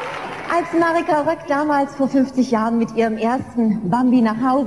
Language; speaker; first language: German; native; German